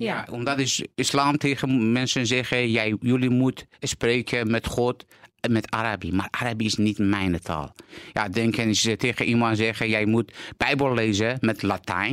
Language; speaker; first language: Dutch; non-native, learner; Persian